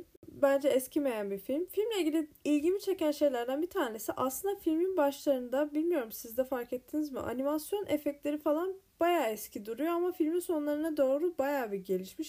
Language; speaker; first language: Turkish; native; Turkish